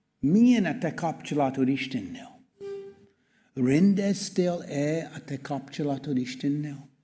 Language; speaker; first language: Hungarian; non-native, learner; English